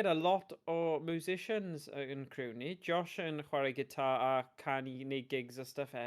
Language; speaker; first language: Welsh; native; Welsh